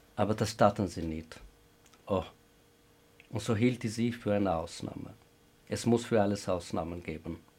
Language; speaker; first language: German; non-native, fluent; Albanian